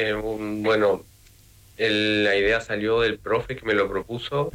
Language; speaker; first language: Spanish; native; Spanish